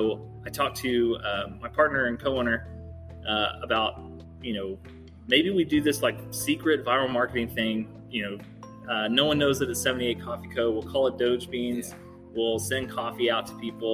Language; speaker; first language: English; native; English